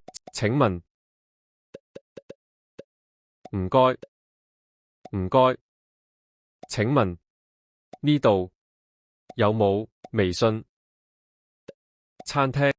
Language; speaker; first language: Cantonese; non-native, learner; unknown